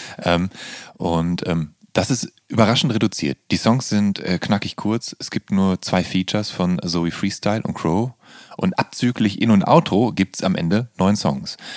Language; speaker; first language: German; native; German